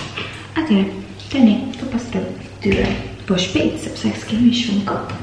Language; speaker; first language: Albanian; early bilingual, heritage; Albanian